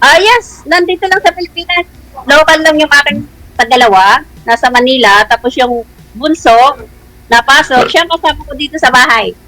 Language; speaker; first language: Filipino; native; Filipino